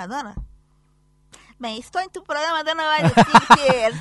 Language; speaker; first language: Spanish; non-native, learner; Portuguese